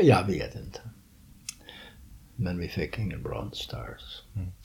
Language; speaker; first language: Swedish; early bilingual, heritage; English